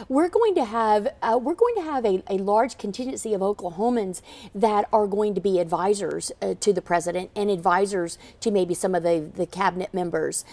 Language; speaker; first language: English; native; English